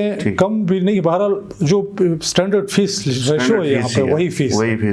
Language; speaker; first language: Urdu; non-native, local second language; Shina